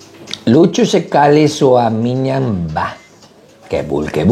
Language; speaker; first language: Indonesian; non-native, learner; Spanish